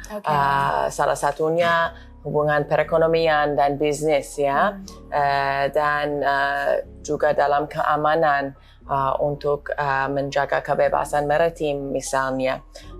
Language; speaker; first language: Indonesian; non-native, fluent; English